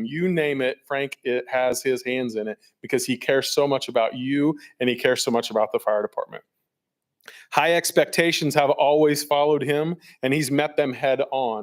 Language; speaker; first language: English; native; English